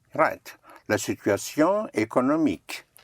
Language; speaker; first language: French; non-native, fluent; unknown